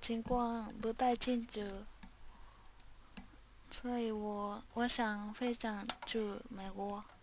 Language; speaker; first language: Chinese; non-native, learner; Japanese